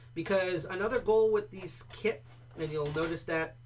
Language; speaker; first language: English; native; English